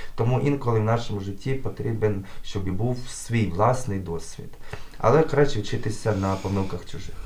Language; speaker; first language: Ukrainian; native; Ukrainian